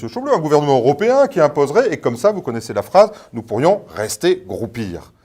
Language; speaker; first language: French; native; French